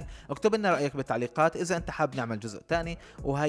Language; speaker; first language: Arabic; native; Arabic